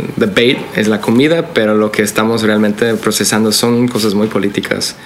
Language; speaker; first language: Spanish; non-native, fluent; English